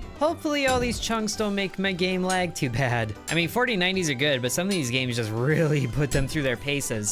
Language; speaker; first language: English; native; English